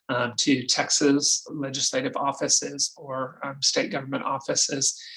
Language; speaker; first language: English; native; English